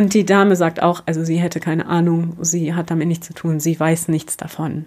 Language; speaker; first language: German; native; German